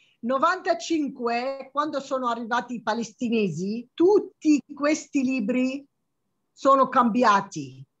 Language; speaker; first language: Italian; non-native, fluent; Arabic